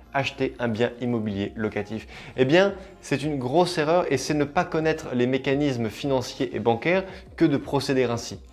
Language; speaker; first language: French; native; French